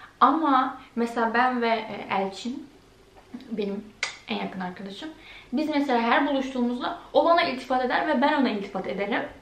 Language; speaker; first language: Turkish; early bilingual, heritage; Turkish